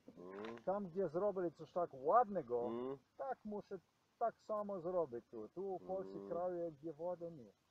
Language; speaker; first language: Polish; non-native, learner; Croatian